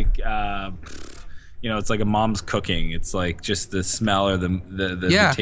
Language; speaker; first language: English; native; English